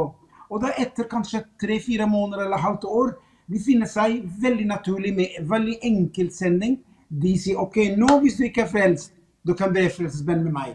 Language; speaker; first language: Swedish; non-native, fluent; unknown